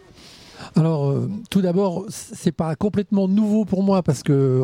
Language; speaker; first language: French; native; French